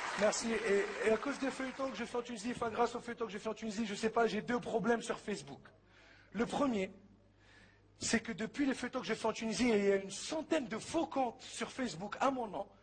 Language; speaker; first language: French; early bilingual, other home language; Arabic